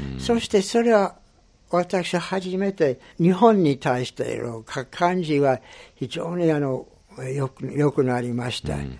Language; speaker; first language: Japanese; non-native, fluent; English